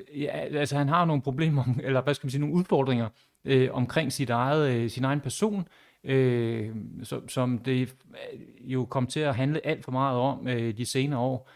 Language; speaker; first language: Danish; native; Danish